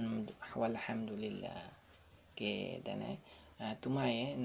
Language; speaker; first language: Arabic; non-native, fluent; Burmese